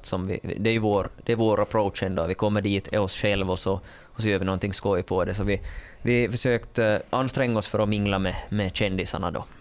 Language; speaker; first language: Swedish; native; Swedish